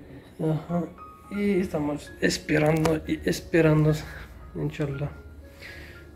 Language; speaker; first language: Spanish; non-native, learner; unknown